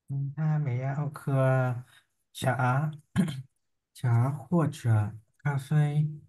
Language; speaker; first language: Chinese; non-native, learner; Vietnamese